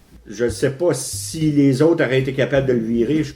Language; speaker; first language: French; native; French